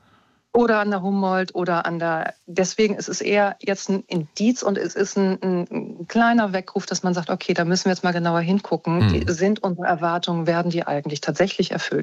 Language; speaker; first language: German; native; German